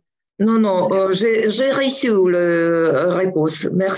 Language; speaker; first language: French; non-native, learner; Ukrainian